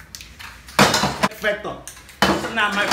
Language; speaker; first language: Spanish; native; Spanish